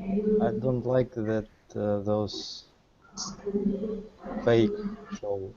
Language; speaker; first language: English; non-native, learner; Russian